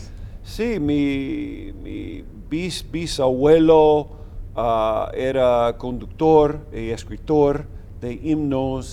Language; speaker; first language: Spanish; non-native, fluent; English